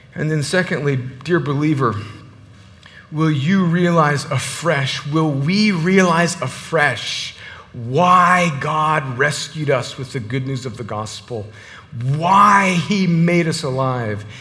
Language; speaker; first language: English; native; English